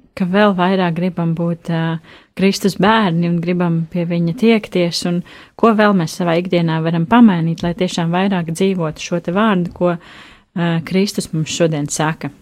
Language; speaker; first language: Latvian; native; Latvian